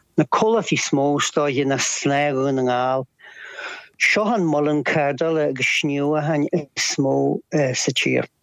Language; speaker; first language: Irish; native; Irish